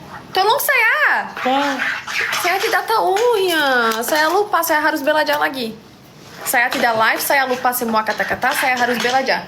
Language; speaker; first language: Indonesian; non-native, learner; Portuguese